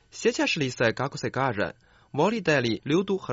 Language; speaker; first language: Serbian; non-native, fluent; Chinese